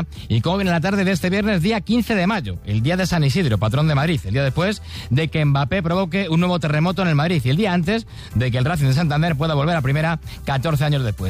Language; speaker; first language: Spanish; native; Spanish